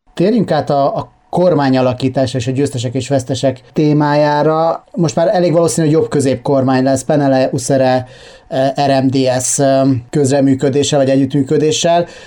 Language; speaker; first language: Hungarian; native; Hungarian